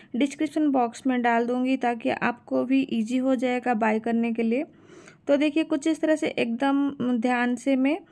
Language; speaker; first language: Hindi; non-native, local second language; Odia